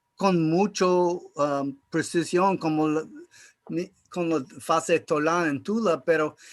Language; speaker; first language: Spanish; non-native, fluent; English